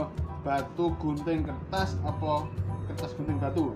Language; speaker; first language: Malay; non-native, local second language; Javanese